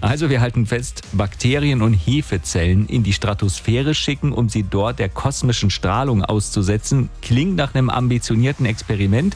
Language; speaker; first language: German; native; German